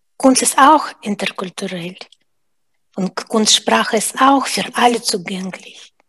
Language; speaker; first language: German; non-native, fluent; Russian